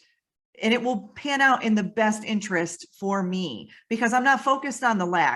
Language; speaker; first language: English; native; English